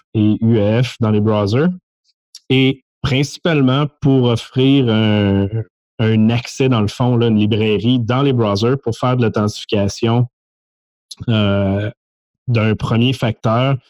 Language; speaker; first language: French; native; French